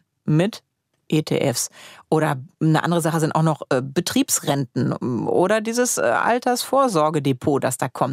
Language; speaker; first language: German; native; German